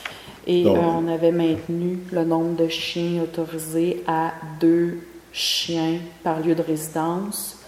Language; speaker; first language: French; native; French